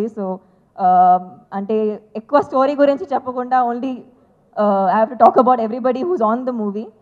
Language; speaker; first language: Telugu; non-native, fluent; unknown